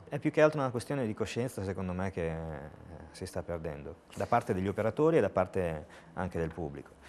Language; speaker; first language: Italian; native; Italian